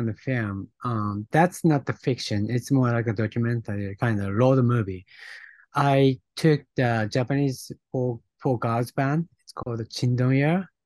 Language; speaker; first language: English; non-native, fluent; Japanese